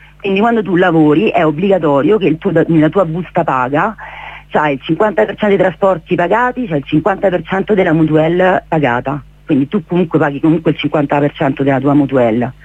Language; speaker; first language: Italian; native; Italian